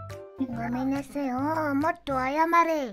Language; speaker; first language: Japanese; non-native, learner; English